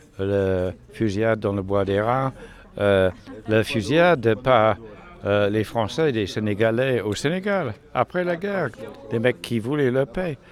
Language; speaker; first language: French; non-native, fluent; English